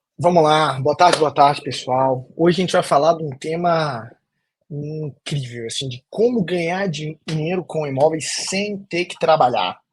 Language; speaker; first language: Portuguese; native; Portuguese